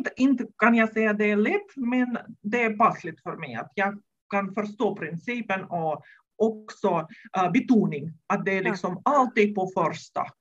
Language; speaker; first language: Swedish; non-native, fluent; Russian